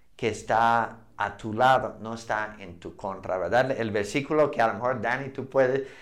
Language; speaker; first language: Spanish; non-native, fluent; English